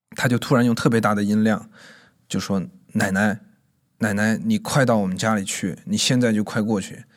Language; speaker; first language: Chinese; native; Chinese